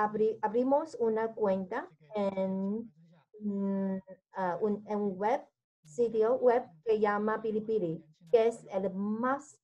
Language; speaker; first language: Spanish; non-native, learner; Chinese